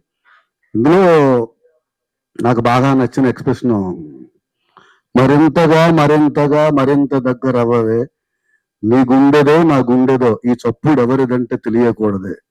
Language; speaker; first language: Telugu; native; Telugu